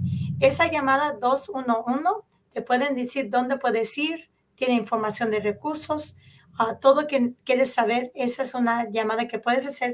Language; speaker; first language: Spanish; early bilingual, heritage; Spanish